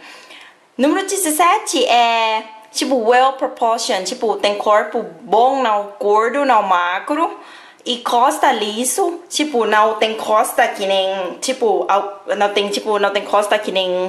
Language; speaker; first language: Portuguese; non-native, fluent; Thai